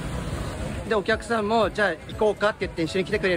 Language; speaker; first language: Japanese; native; Japanese